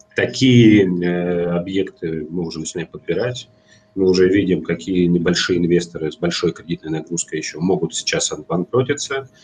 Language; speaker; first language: Russian; native; Russian